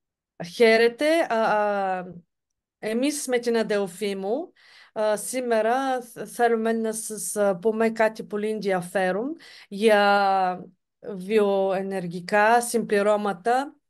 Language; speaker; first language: Greek; non-native, fluent; Bulgarian